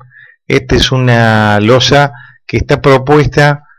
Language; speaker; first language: Spanish; native; Spanish